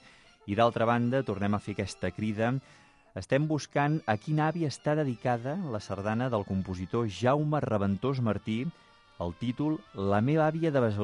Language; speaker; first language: Catalan; native; Catalan